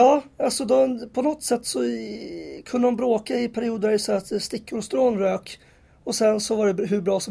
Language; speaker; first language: Swedish; native; Swedish